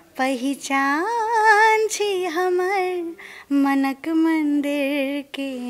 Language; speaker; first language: Nepali; non-native, local second language; Dangaura Tharu